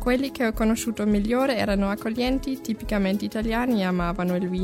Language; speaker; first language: Italian; non-native, learner; German